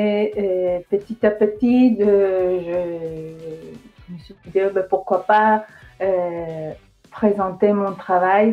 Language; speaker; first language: French; non-native, fluent; Spanish